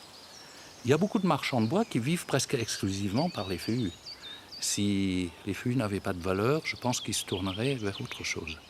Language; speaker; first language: French; native; French